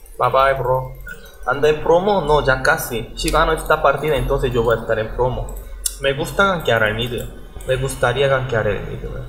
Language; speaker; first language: Spanish; non-native, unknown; Korean